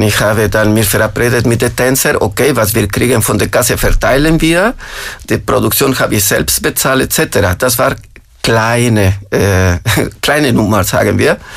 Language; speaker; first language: German; non-native, fluent; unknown